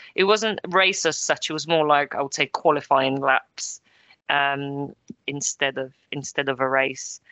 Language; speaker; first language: English; early bilingual, other home language; Polish